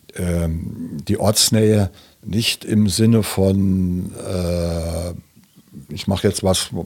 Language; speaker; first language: German; native; German